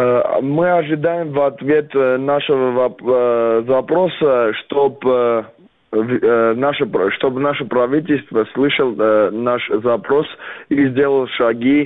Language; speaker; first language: Russian; non-native, fluent; Armenian